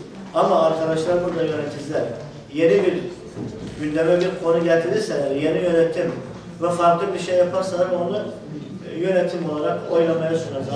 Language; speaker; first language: Turkish; native; Turkish